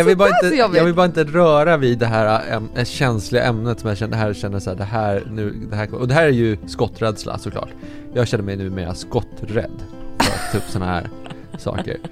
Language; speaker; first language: Swedish; native; Swedish